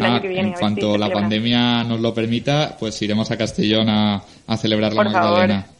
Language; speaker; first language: Spanish; native; Spanish